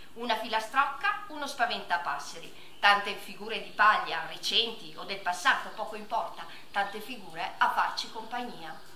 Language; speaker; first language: Italian; native; Italian